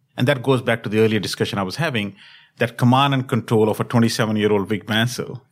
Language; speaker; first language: English; non-native, local second language; Hindi